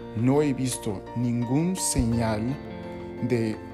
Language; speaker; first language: Spanish; non-native, fluent; English